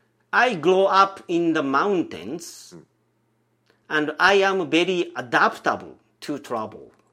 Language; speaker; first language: English; non-native, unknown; Japanese